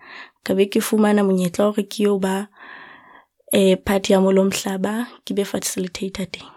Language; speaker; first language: English; non-native, local second language; Southern Sotho